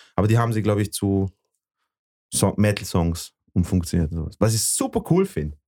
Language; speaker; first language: German; early bilingual, other home language; Bosnian